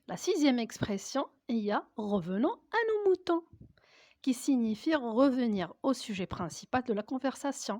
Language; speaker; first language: French; non-native, local second language; Arabic